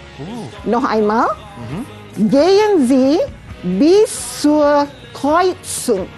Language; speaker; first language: German; non-native, fluent; Malay